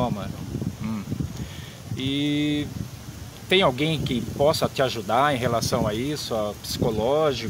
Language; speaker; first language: Portuguese; native; Portuguese